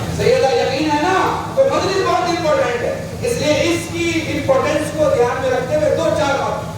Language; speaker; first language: Urdu; native; Urdu